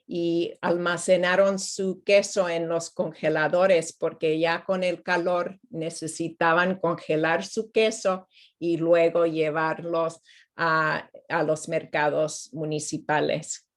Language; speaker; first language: Spanish; non-native, fluent; English